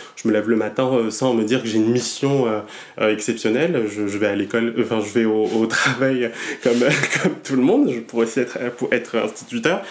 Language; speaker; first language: French; non-native, local second language; Malagasy